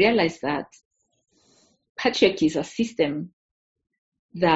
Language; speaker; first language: English; non-native, local second language; Meru